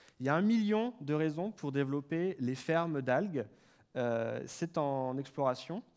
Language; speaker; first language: French; native; French